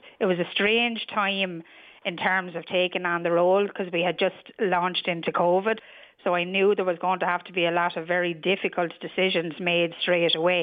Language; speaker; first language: English; native; English